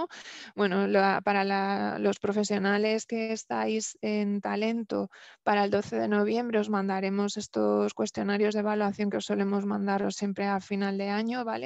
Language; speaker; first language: Spanish; native; Spanish